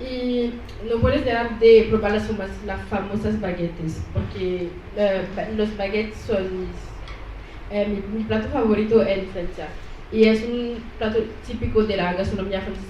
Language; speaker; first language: Spanish; non-native, learner; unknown